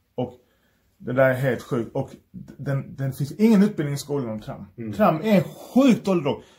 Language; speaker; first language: Swedish; native; Swedish